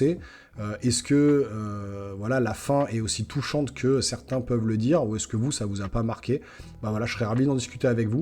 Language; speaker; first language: French; native; French